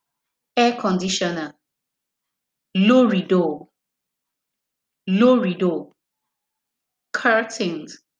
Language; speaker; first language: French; non-native, fluent; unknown